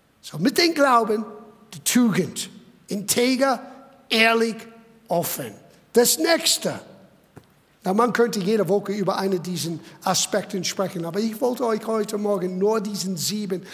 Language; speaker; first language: German; non-native, fluent; English